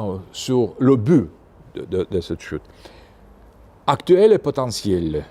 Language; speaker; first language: French; non-native, fluent; Russian